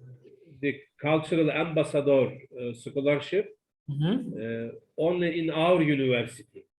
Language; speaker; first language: English; non-native, learner; Turkish